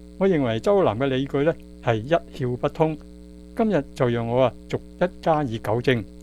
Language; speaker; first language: Chinese; non-native, local second language; Cantonese